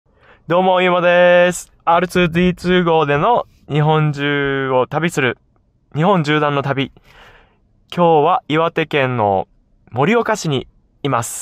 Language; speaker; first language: Japanese; native; Japanese